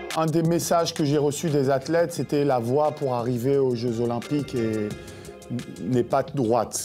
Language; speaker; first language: French; native; French